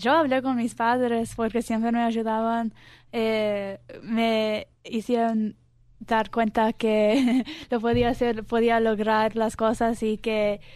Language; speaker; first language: Spanish; early bilingual, heritage; Spanish